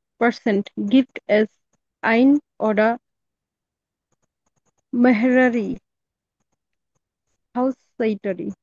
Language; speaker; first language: German; non-native, learner; Bangla